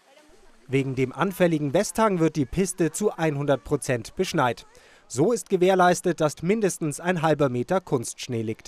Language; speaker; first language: German; native; German